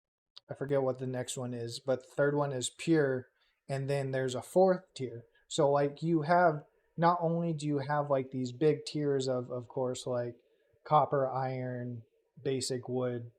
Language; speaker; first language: English; native; English